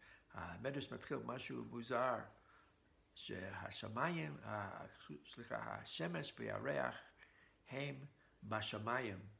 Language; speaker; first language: Hebrew; non-native, fluent; English